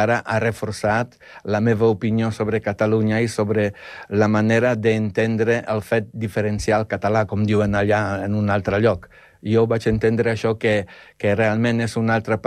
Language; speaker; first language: Catalan; non-native, fluent; Polish